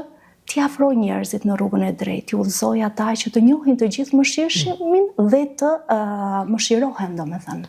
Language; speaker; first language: Albanian; native; Albanian